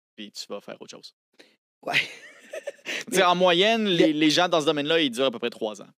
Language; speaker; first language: French; native; French